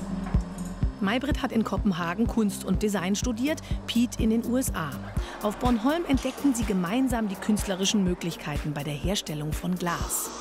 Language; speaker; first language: German; native; German